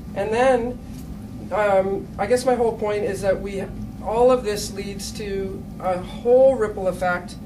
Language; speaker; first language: English; native; English